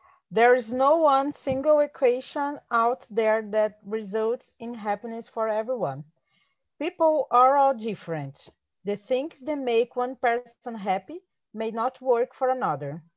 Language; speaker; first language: English; non-native, learner; Portuguese